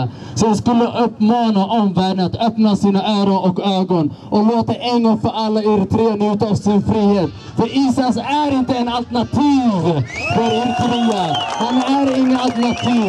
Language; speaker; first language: Swedish; non-native, fluent; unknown